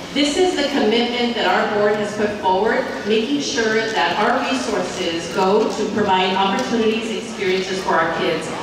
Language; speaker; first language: English; early bilingual, other home language; Spanish